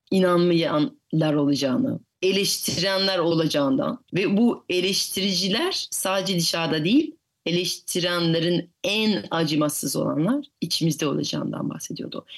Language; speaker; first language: Turkish; non-native, fluent; French